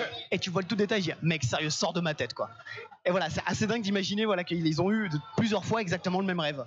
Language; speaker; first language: French; native; French